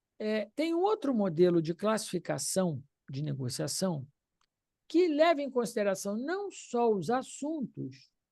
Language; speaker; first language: Portuguese; native; Portuguese